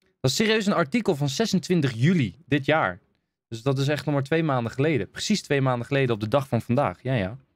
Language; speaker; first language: Dutch; native; Dutch